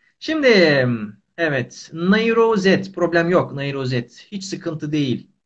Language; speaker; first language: Turkish; native; Turkish